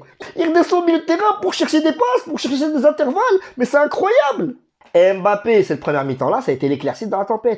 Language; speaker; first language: French; native; French